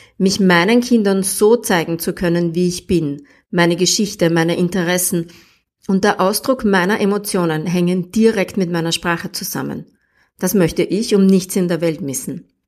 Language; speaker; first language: German; native; German